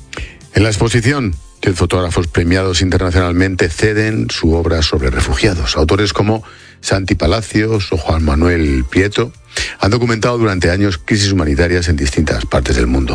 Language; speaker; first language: Spanish; native; Spanish